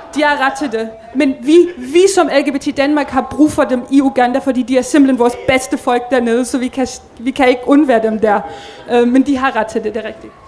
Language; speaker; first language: Danish; native; Danish